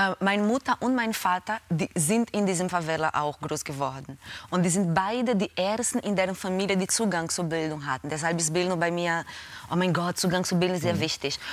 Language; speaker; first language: German; non-native, fluent; Portuguese